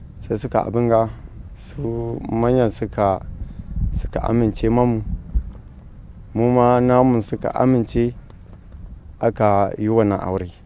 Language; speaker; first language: Hausa; non-native, local second language; Fula